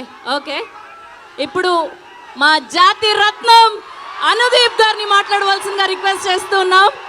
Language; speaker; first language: Telugu; native; Telugu